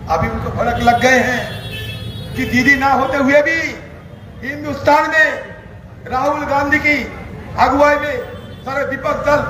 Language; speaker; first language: Hindi; non-native, local second language; Bangla